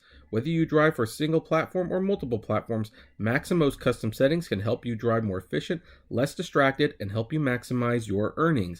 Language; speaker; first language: English; native; English